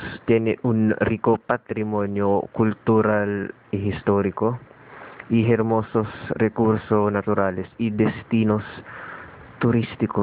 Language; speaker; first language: Spanish; non-native, learner; Filipino